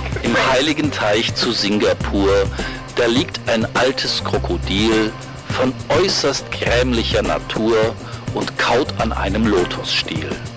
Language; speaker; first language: German; native; German